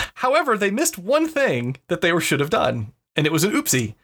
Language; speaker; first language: English; native; English